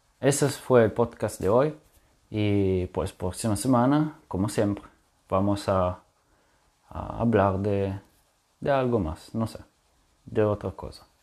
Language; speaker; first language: Spanish; non-native, fluent; French